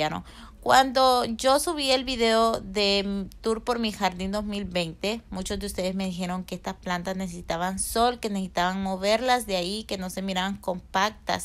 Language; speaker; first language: Spanish; native; Spanish